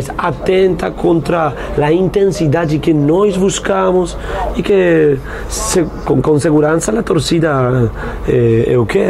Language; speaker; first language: Portuguese; non-native, fluent; Spanish